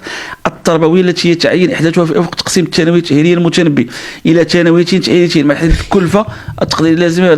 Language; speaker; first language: Arabic; native; Arabic